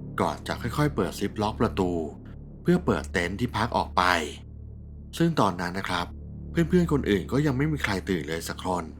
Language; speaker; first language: Thai; native; Thai